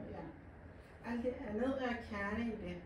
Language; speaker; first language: Danish; non-native, learner; Persian